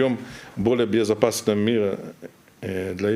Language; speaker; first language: Russian; non-native, fluent; German